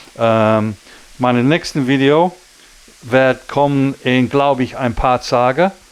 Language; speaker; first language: German; non-native, learner; English